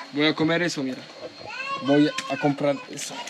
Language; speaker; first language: Spanish; non-native, learner; French